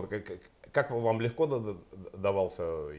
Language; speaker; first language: Russian; native; Russian